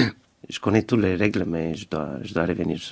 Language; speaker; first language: French; non-native, fluent; Romanian